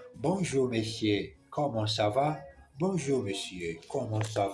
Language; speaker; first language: French; non-native, learner; Portuguese